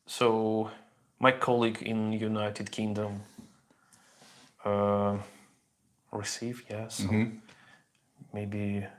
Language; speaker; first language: English; non-native, learner; Russian